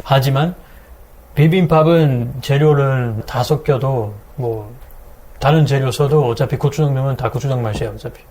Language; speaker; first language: Korean; non-native, fluent; French